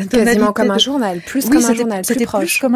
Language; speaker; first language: French; native; French